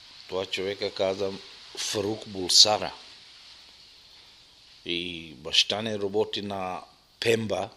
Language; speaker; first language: Bulgarian; non-native, local second language; Arabic